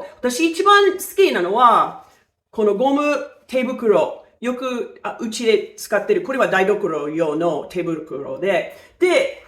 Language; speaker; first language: Japanese; non-native, fluent; English